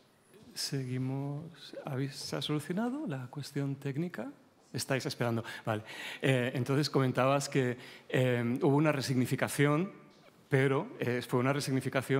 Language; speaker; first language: Spanish; native; Spanish